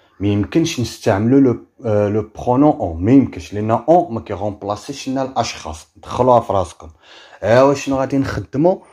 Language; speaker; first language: French; non-native, local second language; Arabic